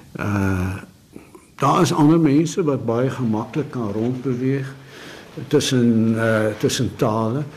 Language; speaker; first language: Afrikaans; native; Afrikaans